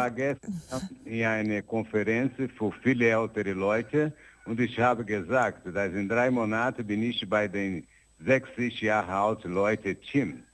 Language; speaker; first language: German; non-native, learner; Portuguese